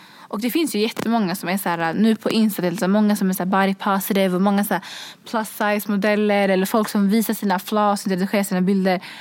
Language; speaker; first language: Swedish; early bilingual, other home language; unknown